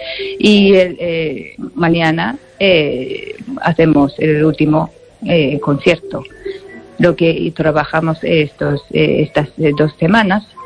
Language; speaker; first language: Spanish; non-native, fluent; Japanese